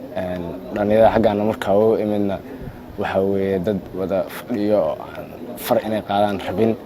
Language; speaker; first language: Somali; early bilingual, heritage; Somali